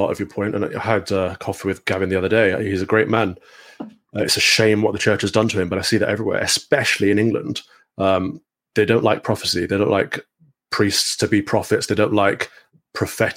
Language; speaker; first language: English; native; English